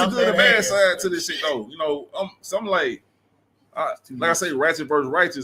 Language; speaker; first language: English; native; English